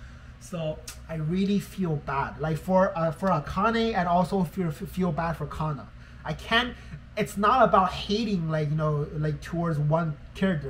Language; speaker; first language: English; non-native, fluent; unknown